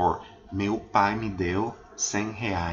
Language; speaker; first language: Portuguese; non-native, fluent; English